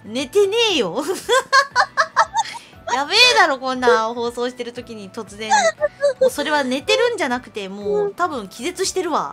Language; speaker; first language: Japanese; native; Japanese